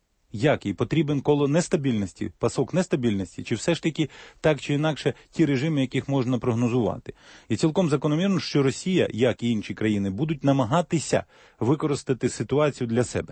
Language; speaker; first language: Ukrainian; native; Ukrainian